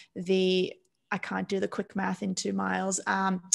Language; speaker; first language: English; native; English